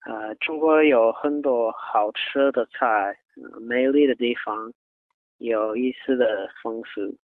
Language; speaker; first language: Chinese; non-native, learner; English